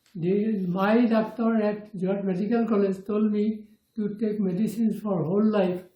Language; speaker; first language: English; non-native, local second language; Assamese